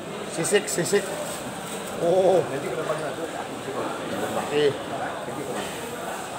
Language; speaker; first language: Indonesian; non-native, learner; Filipino